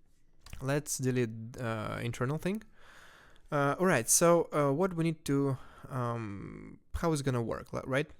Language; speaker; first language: English; non-native, fluent; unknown